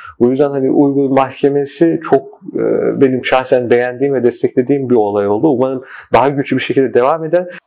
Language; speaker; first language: Turkish; early bilingual, heritage; Turkish